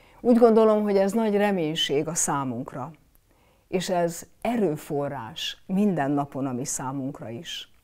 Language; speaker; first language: Hungarian; native; Hungarian